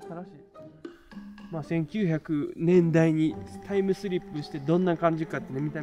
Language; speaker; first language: Japanese; native; Japanese